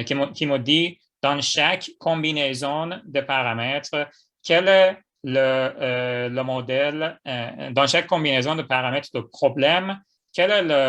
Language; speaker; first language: French; non-native, fluent; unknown